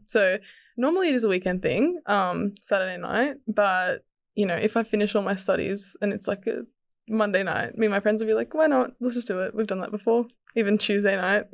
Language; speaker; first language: English; early bilingual, other home language; Serbian